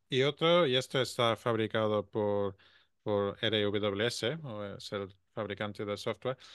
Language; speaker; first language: Spanish; non-native, fluent; English